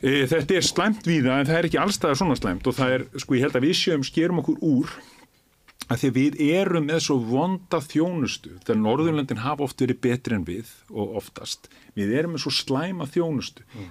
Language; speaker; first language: Icelandic; native; Icelandic